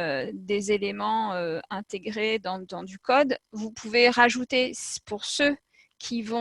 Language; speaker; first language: French; native; French